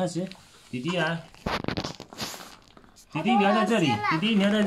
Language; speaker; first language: Chinese; native; Chinese